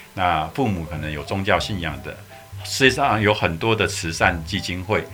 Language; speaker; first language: Chinese; native; Chinese